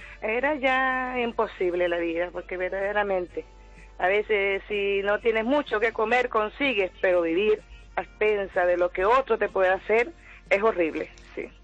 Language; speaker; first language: Spanish; native; Spanish